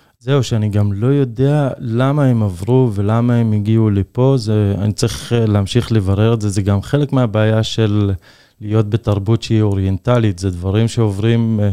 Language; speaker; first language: Hebrew; non-native, local second language; Arabic